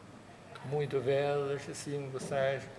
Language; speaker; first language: Portuguese; non-native, fluent; Chinese